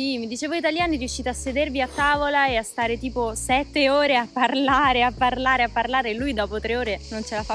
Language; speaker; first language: Italian; native; Italian